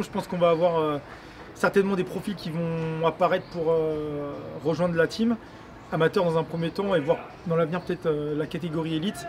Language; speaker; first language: French; native; French